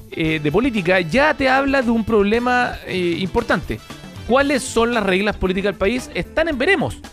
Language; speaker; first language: Spanish; native; Spanish